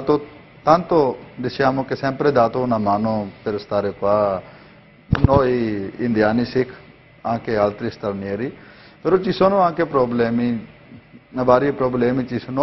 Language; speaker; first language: Italian; non-native, learner; Punjabi